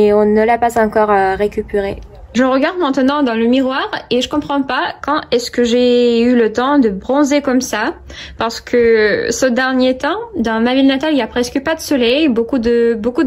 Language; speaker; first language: French; non-native, fluent; Russian